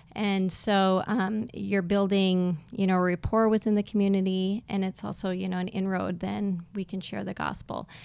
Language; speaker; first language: English; native; English